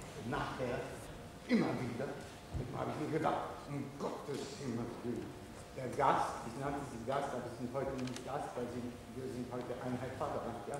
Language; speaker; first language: German; non-native, fluent; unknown